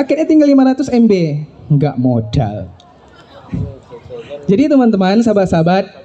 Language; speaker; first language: Indonesian; native; Indonesian